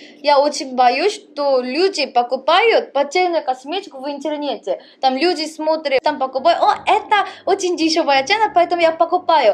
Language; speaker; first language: Russian; non-native, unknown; Korean